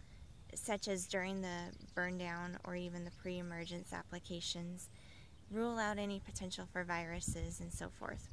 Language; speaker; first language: English; native; English